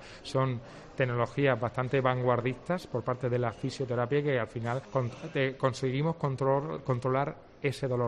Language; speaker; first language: Spanish; native; Spanish